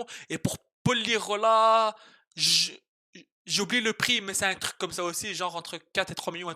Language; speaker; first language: French; native; French